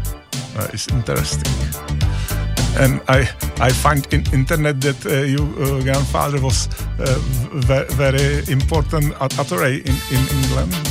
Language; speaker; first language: English; non-native, learner; Czech